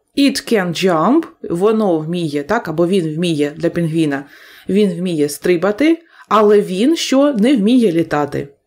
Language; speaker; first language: Ukrainian; native; Ukrainian